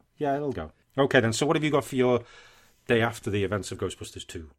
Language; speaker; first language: English; native; English